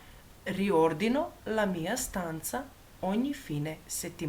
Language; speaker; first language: Italian; non-native, fluent; Macedonian